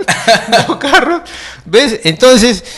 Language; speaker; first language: Spanish; native; Spanish